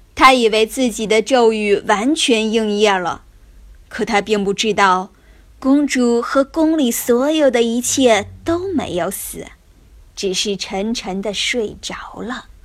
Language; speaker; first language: Chinese; native; Chinese